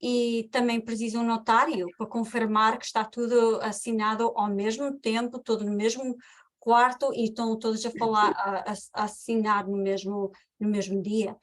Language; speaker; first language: Portuguese; early bilingual, heritage; Portuguese